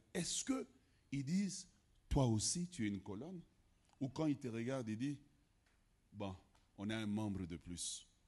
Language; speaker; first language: French; non-native, local second language; Lingala